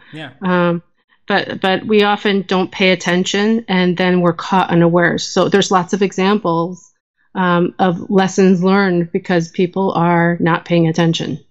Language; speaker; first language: English; early bilingual, other home language; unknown